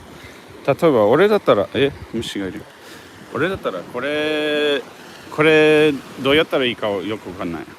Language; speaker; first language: Japanese; non-native, fluent; English